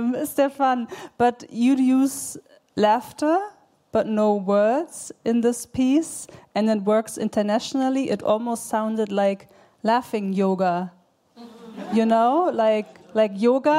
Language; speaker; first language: English; non-native, fluent; German